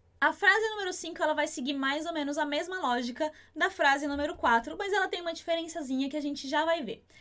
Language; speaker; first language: Portuguese; native; Portuguese